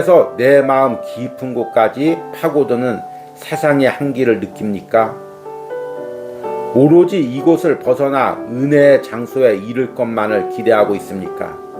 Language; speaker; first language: Korean; native; Korean